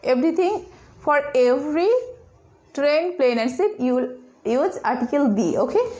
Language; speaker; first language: English; non-native, local second language; Bangla